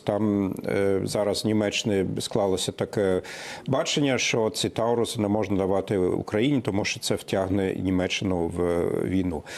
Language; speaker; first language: Ukrainian; non-native, fluent; German